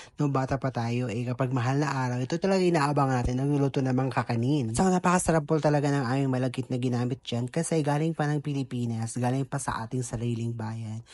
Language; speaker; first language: Filipino; non-native, local second language; Cebuano